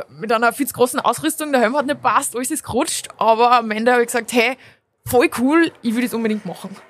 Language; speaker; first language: German; native; German